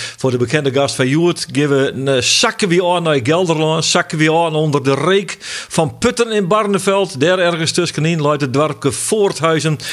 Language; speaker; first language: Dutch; non-native, local second language; Western Frisian